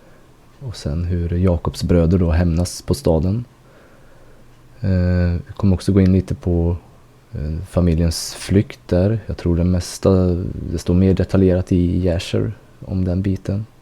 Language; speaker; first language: Swedish; native; Swedish